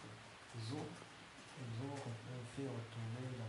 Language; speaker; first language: French; non-native, learner; Kinyarwanda